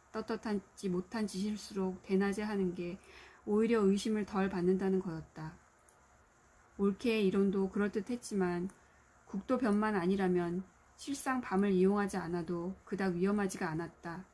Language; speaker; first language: Korean; native; Korean